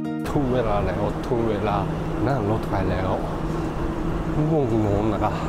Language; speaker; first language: Thai; non-native, learner; Japanese